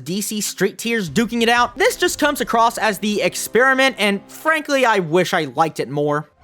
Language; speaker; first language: English; native; English